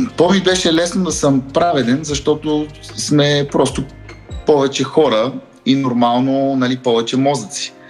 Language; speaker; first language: Bulgarian; early bilingual, heritage; Bulgarian